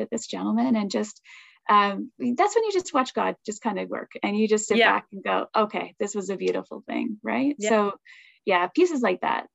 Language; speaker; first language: English; native; English